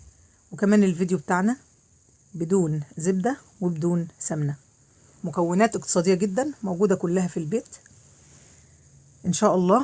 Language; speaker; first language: Arabic; native; Arabic